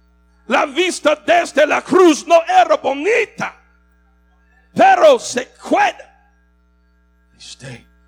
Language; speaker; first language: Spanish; non-native, learner; English